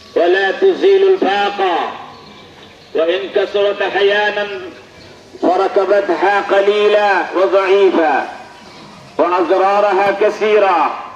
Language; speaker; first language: Arabic; non-native, fluent; Bangla